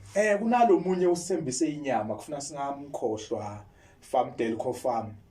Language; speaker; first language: Zulu; non-native, local second language; Swati